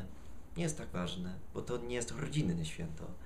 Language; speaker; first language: Polish; non-native, fluent; English